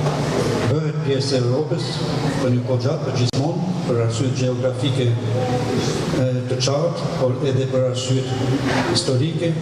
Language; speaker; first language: Albanian; non-native, fluent; French